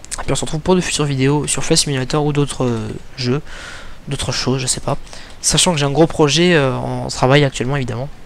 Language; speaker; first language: French; native; French